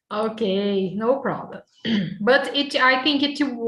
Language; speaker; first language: English; non-native, fluent; Portuguese